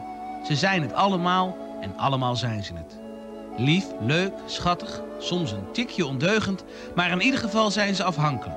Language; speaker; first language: Dutch; native; Dutch